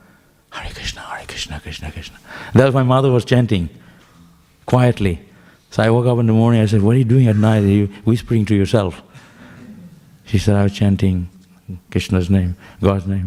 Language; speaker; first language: English; non-native, local second language; Bangla